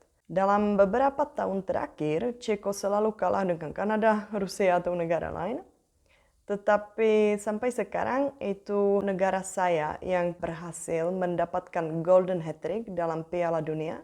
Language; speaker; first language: Indonesian; non-native, fluent; Czech